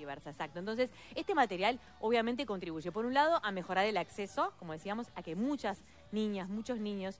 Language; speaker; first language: Spanish; native; Spanish